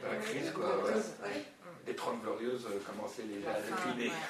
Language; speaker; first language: French; native; French